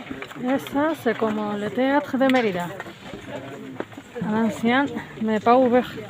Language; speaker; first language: French; non-native, local second language; Spanish